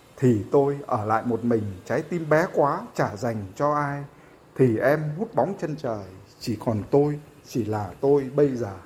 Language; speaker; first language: Vietnamese; native; Vietnamese